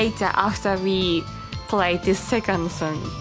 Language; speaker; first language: English; non-native, fluent; Japanese